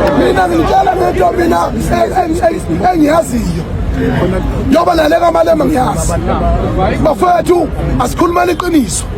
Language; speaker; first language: Zulu; native; Zulu